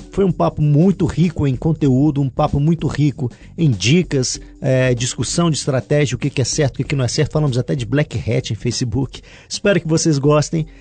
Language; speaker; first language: Portuguese; native; Portuguese